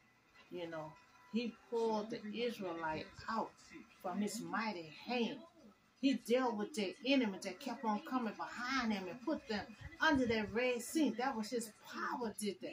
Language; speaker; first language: English; native; English